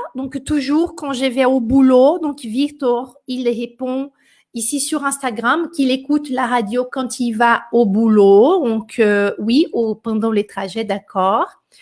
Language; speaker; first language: French; non-native, fluent; Portuguese